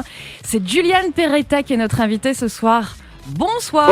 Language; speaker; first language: French; native; French